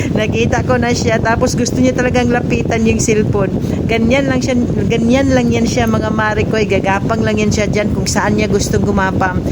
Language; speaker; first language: Filipino; native; Filipino